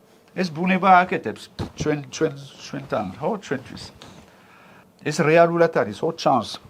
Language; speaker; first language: Georgian; non-native, learner; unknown